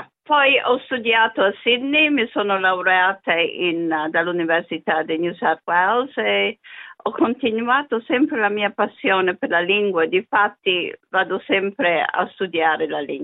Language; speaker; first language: Italian; early bilingual, other home language; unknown